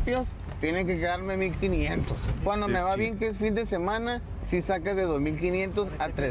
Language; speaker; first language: Spanish; native; Spanish